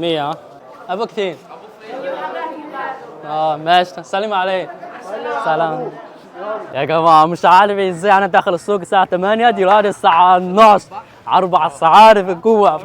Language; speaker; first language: Arabic; non-native, fluent; Chinese